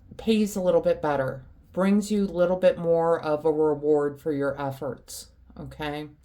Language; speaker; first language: English; native; English